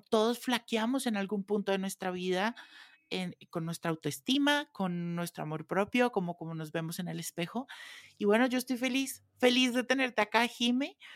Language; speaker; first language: Spanish; native; Spanish